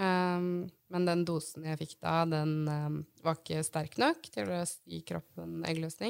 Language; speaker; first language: Norwegian; native; Norwegian